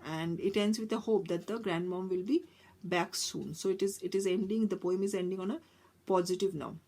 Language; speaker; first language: English; non-native, local second language; Bangla